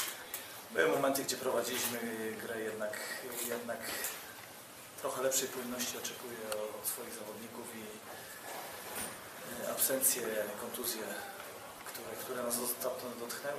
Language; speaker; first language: Polish; native; Polish